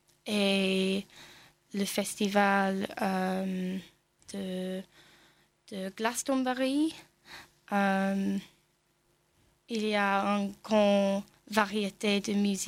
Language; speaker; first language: French; non-native, learner; English